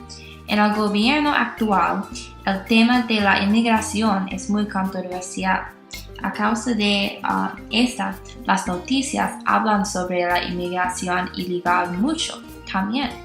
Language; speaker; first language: Spanish; non-native, learner; English